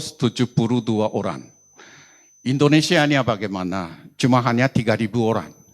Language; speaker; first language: Indonesian; non-native, learner; Japanese